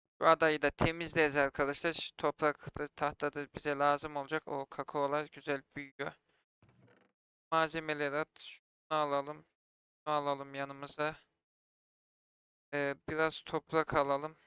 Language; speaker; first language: Turkish; native; Turkish